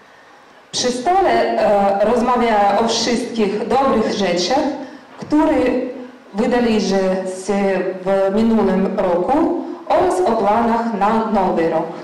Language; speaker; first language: Polish; non-native, learner; Ukrainian